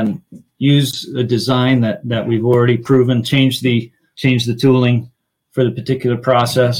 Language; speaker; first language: English; native; English